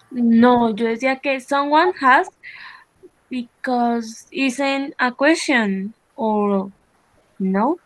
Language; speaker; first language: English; non-native, learner; Spanish